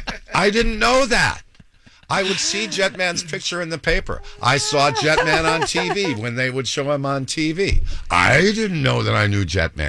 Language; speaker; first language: English; native; English